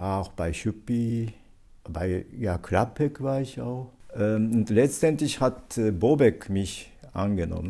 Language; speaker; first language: German; non-native, fluent; Japanese